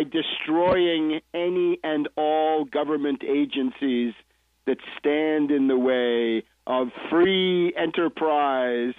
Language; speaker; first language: English; native; English